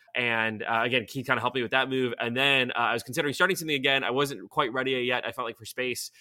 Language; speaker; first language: English; non-native, fluent; Bulgarian